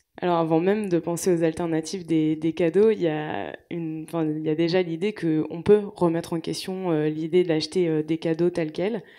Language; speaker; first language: French; native; French